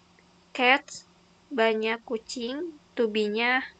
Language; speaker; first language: English; non-native, learner; Indonesian